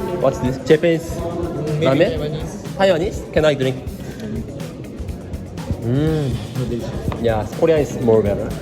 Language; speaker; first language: English; non-native, learner; Korean